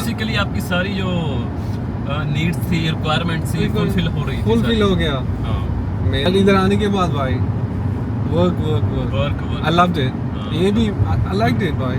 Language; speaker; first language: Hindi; native; Hindi